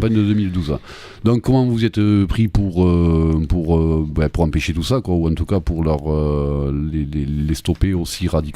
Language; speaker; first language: French; native; French